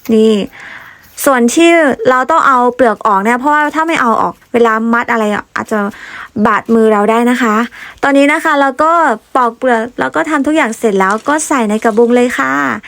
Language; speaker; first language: Thai; non-native, local second language; Karen languages